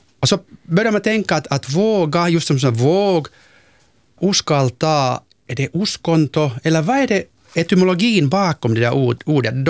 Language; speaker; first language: Swedish; non-native, local second language; Finnish